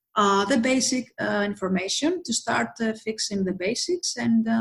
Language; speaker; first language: English; non-native, fluent; Greek